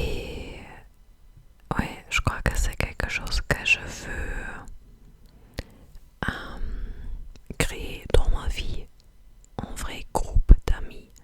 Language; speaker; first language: French; non-native, fluent; English